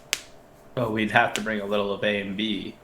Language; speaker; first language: English; native; English